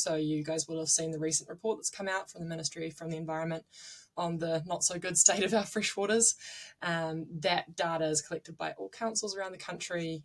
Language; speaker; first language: English; native; English